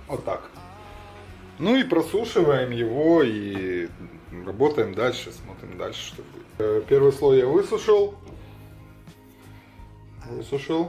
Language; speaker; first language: Russian; native; Russian